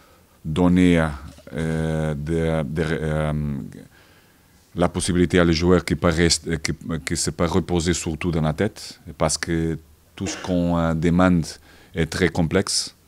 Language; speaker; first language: French; non-native, fluent; Portuguese